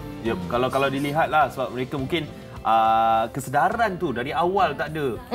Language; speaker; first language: Malay; native; Malay